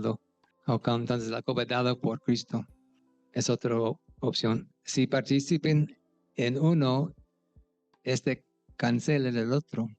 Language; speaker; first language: Spanish; non-native, fluent; English